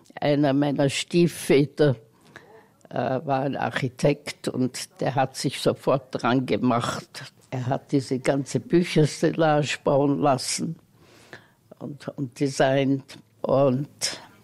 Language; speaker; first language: German; native; German